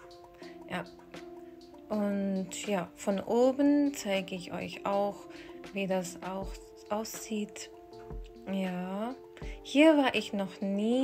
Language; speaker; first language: German; non-native, fluent; Urdu